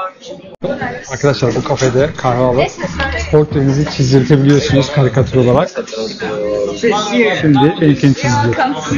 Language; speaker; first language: Turkish; native; Turkish